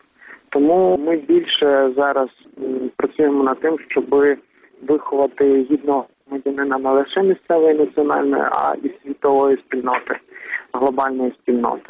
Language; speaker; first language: Ukrainian; native; Ukrainian